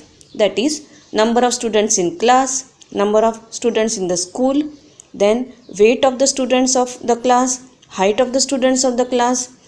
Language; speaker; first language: English; non-native, local second language; Gujarati